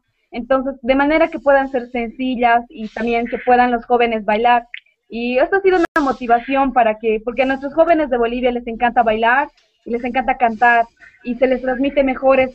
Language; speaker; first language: Spanish; native; Spanish